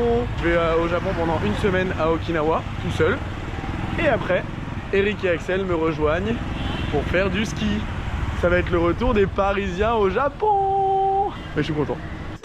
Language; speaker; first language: French; native; French